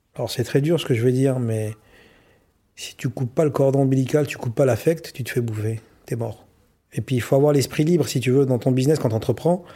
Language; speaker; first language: French; native; French